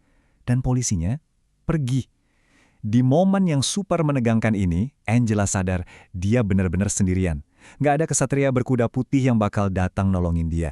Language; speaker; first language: Indonesian; native; Indonesian